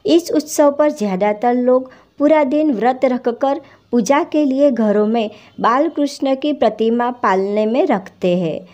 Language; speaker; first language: Hindi; non-native, local second language; Gujarati